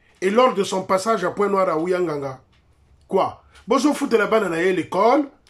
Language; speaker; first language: French; non-native, local second language; Lingala